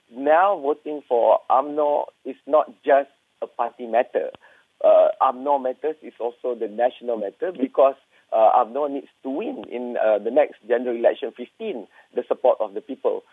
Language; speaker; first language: English; non-native, local second language; Malay